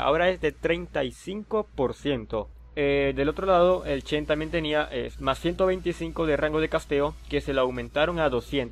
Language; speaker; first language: Spanish; native; Spanish